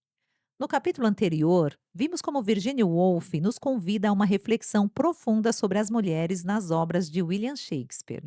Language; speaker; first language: Portuguese; native; Portuguese